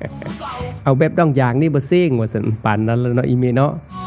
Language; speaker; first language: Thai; non-native, local second language; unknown